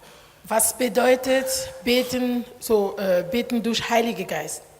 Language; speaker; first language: German; non-native, learner; Lingala